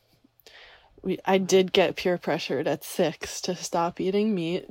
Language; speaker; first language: English; native; English